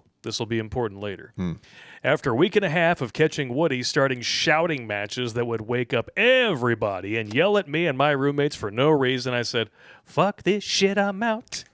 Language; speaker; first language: English; native; English